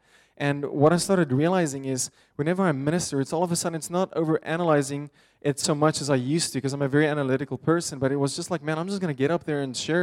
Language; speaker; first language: English; non-native, local second language; Afrikaans